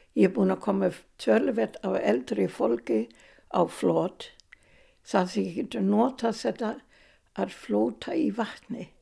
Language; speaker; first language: Icelandic; non-native, fluent; German